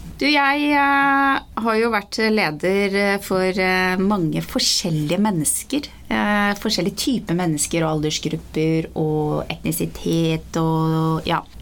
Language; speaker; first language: Norwegian; early bilingual, other home language; Persian